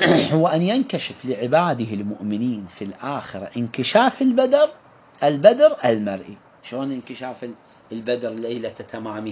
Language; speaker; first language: Arabic; native; Arabic